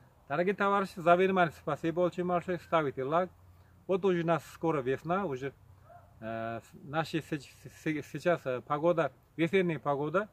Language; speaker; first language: Russian; non-native, local second language; Uzbek